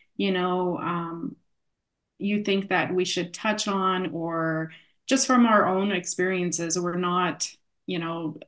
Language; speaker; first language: English; non-native, fluent; Polish